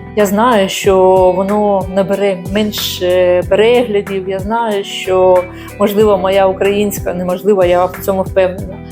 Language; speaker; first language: Ukrainian; non-native, local second language; Russian